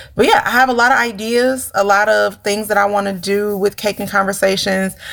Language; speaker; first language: English; native; English